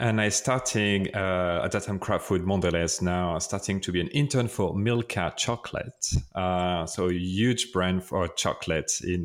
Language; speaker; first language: English; non-native, fluent; French